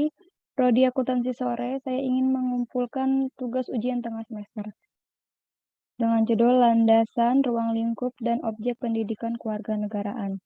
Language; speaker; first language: Indonesian; native; Indonesian